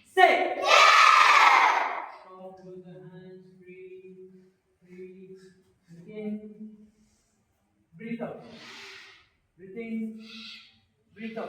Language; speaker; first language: English; non-native, local second language; Kannada